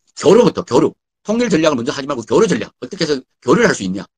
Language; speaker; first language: Korean; native; Korean